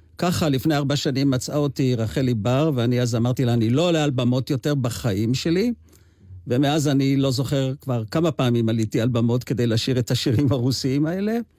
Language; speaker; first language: Hebrew; native; Hebrew